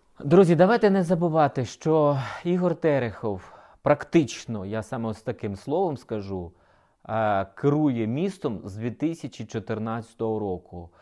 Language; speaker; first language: Ukrainian; native; Ukrainian